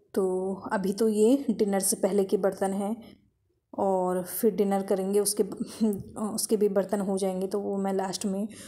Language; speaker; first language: Hindi; native; Hindi